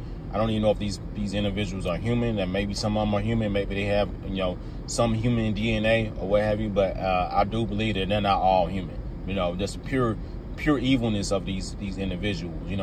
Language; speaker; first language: English; native; English